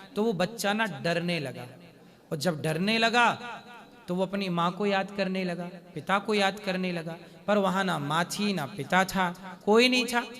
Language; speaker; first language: Hindi; native; Hindi